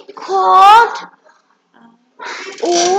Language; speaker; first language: English; non-native, learner; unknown